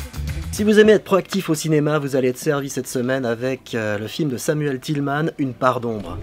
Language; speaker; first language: French; native; French